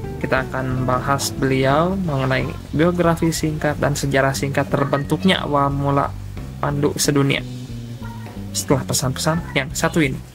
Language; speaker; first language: Indonesian; native; Indonesian